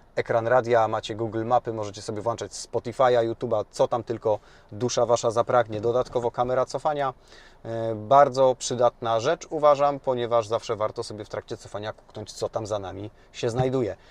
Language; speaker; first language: Polish; native; Polish